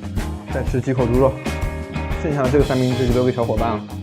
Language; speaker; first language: Chinese; native; Chinese